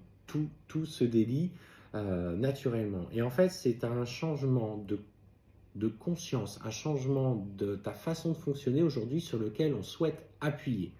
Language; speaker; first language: French; native; French